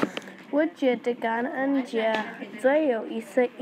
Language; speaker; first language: Chinese; non-native, learner; English